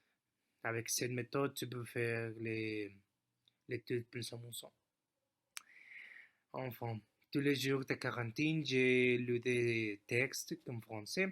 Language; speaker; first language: French; non-native, fluent; Spanish